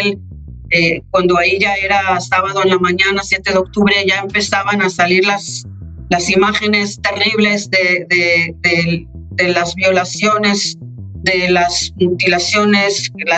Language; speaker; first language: Spanish; non-native, fluent; Hebrew